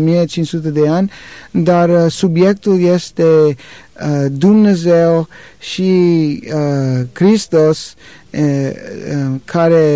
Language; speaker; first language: Romanian; non-native, learner; English